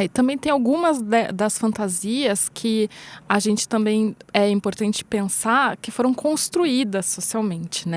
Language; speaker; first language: Portuguese; native; Portuguese